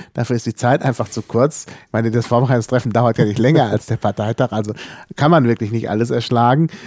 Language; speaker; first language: German; native; German